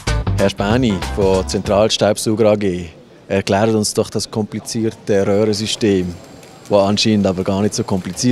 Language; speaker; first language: German; native; German